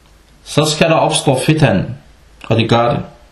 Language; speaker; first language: Danish; non-native, fluent; Arabic